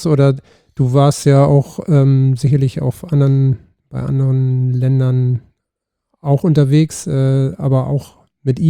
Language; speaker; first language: German; native; German